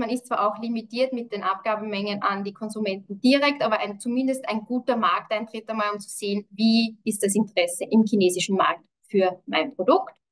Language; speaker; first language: German; native; German